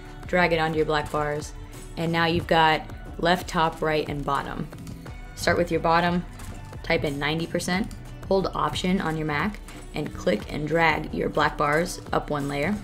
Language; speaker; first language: English; native; English